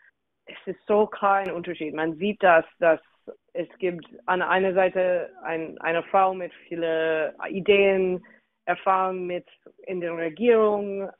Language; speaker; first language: German; non-native, fluent; English